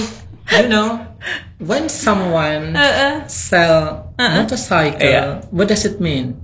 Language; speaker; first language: English; non-native, fluent; Indonesian